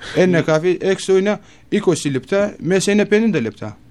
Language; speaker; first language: Greek; non-native, learner; Kurdish